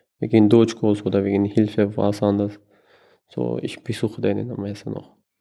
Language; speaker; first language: German; non-native, learner; Persian